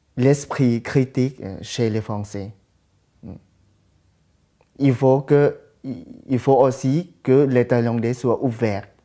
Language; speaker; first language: French; non-native, fluent; Thai